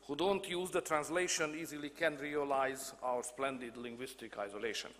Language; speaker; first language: English; non-native, fluent; Hungarian